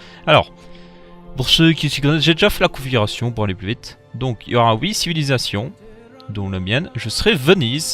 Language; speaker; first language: French; native; French